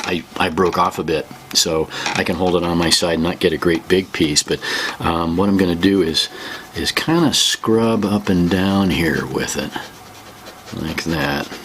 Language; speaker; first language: English; native; English